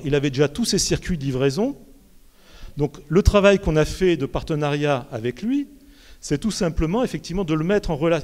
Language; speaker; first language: French; native; French